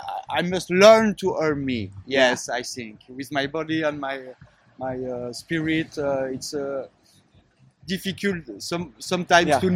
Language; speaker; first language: English; non-native, learner; French